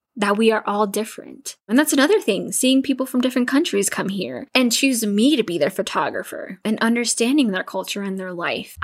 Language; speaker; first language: English; native; English